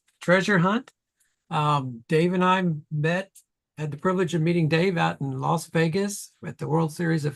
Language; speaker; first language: English; native; English